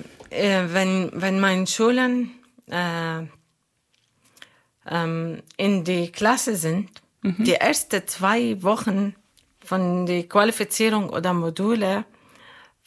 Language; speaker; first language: German; non-native, fluent; Arabic